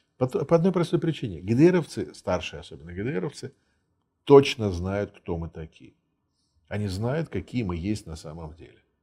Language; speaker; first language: Russian; early bilingual, heritage; Russian